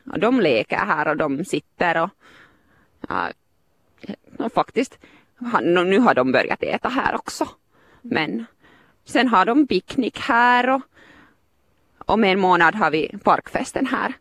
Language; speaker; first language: Swedish; non-native, local second language; Finnish